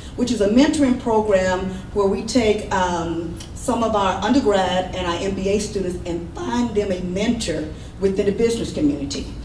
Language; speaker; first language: English; native; English